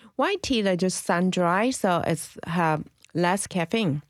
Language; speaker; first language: English; non-native, learner; Chinese